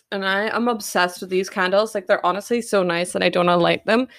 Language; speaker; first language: English; native; English